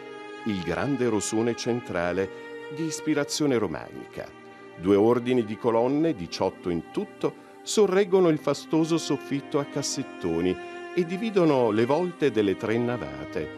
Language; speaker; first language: Italian; native; Italian